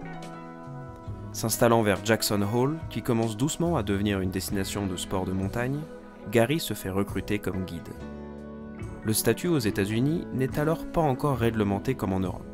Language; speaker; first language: French; native; French